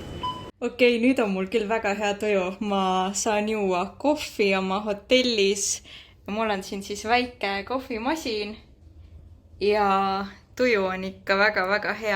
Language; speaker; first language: Estonian; native; Estonian